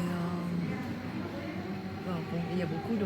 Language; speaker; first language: French; non-native, fluent; Vietnamese